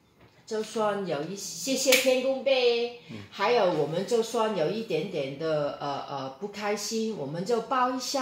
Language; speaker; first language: Chinese; non-native, local second language; Cantonese